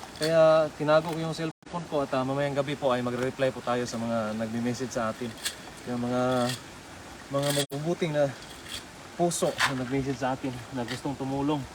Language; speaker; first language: Filipino; non-native, local second language; Cebuano